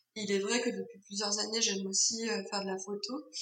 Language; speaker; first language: French; native; French